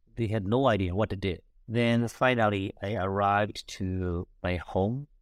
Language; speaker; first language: English; non-native, fluent; Japanese